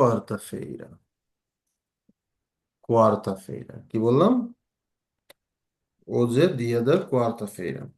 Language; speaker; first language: Portuguese; non-native, fluent; Bangla